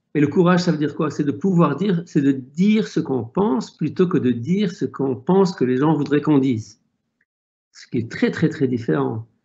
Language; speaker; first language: French; non-native, local second language; Arabic